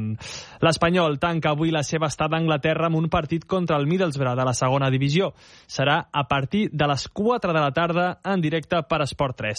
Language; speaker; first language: Catalan; native; Catalan